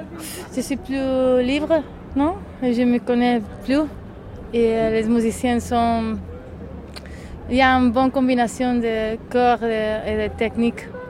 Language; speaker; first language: French; non-native, learner; Catalan